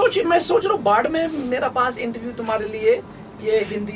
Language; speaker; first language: Hindi; non-native, learner; English